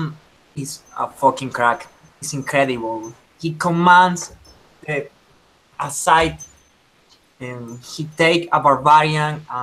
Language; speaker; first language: English; non-native, learner; Spanish